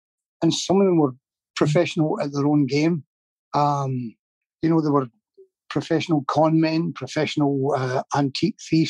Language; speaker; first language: English; native; English